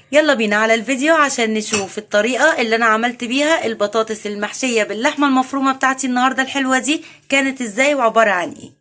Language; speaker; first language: Arabic; native; Arabic